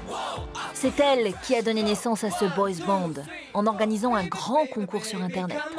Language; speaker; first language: French; native; French